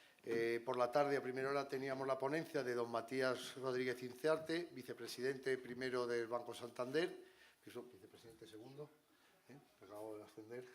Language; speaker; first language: Spanish; native; Spanish